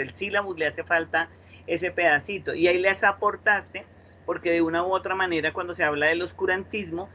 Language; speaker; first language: Spanish; native; Spanish